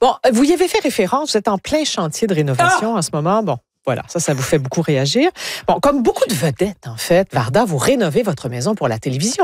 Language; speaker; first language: French; native; French